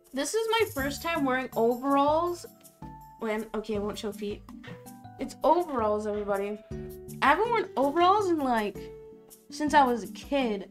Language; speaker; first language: English; native; English